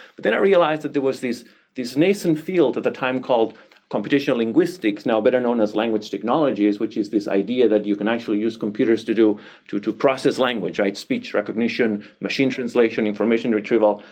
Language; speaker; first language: English; non-native, fluent; Catalan